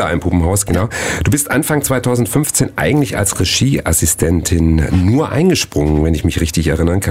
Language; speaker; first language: German; native; German